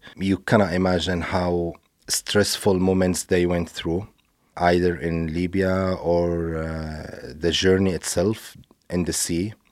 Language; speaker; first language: English; non-native, fluent; Arabic